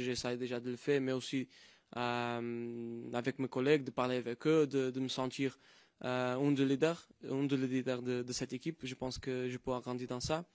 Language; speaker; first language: French; non-native, fluent; Portuguese